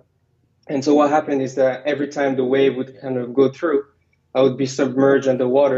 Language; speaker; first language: English; non-native, fluent; Arabic